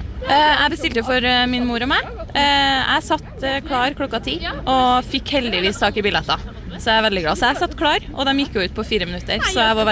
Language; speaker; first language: Norwegian; native; Norwegian